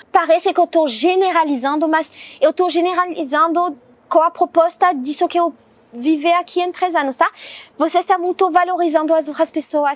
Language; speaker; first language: Portuguese; non-native, learner; French